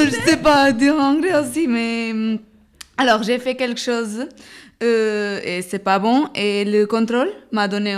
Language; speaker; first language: French; non-native, learner; Portuguese